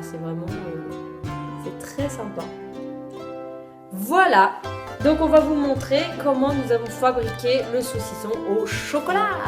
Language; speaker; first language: French; native; French